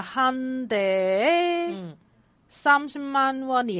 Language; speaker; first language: Korean; non-native, learner; Cantonese